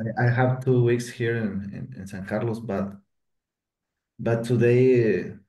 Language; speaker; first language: English; non-native, learner; Spanish